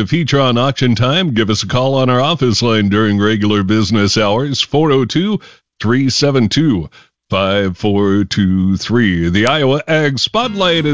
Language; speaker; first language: English; native; English